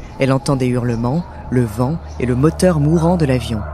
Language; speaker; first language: French; native; French